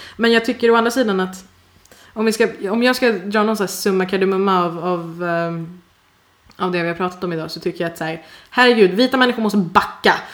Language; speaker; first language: Swedish; early bilingual, other home language; Persian